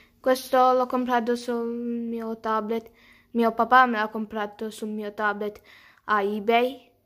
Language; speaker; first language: Italian; early bilingual, other home language; Romanian